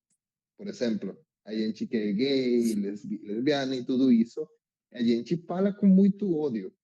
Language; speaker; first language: Portuguese; non-native, learner; Spanish